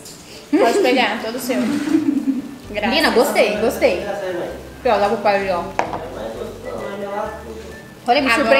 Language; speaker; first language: Portuguese; native; Portuguese